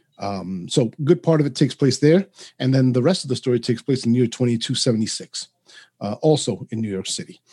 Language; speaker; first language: English; early bilingual, other home language; Spanish